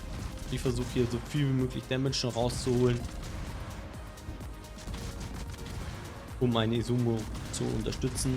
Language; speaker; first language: German; native; German